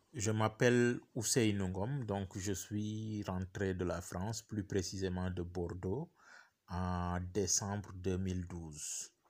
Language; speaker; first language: French; non-native, local second language; Wolof